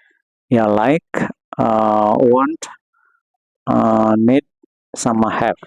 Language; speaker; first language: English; non-native, learner; Indonesian